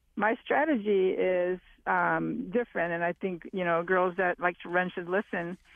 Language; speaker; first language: English; native; English